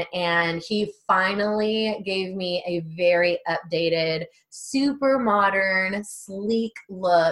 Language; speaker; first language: English; native; English